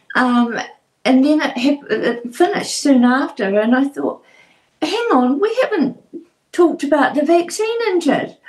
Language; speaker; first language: English; native; English